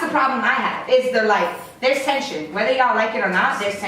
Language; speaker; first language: English; native; English